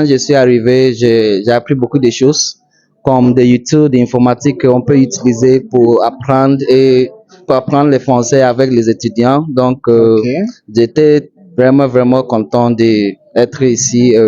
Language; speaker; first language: French; non-native, learner; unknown